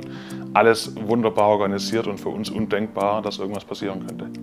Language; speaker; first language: German; native; German